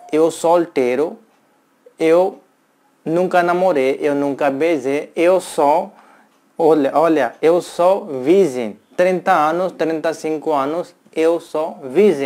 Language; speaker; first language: Portuguese; non-native, learner; Hindi